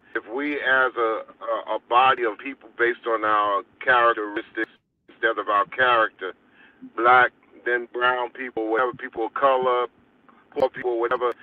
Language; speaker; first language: English; native; English